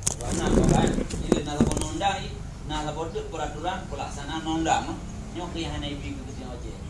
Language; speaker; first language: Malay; non-native, local second language; Achinese